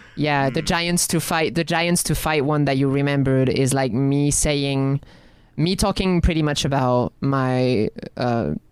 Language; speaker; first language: English; non-native, fluent; French